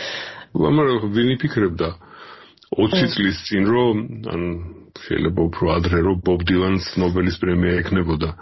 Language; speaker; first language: Georgian; native; Georgian